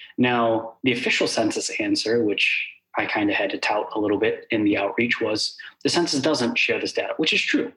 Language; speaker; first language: English; early bilingual, other home language; Arabic